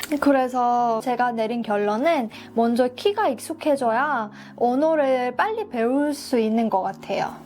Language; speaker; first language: Korean; non-native, fluent; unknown